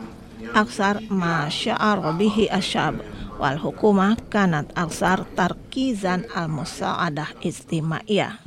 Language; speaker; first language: Arabic; non-native, fluent; Indonesian